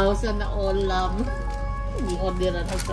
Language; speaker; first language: Filipino; native; Filipino